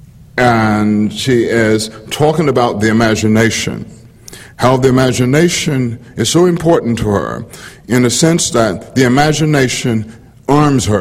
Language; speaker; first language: English; native; English